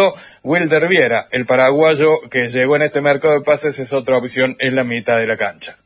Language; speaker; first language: Spanish; native; Spanish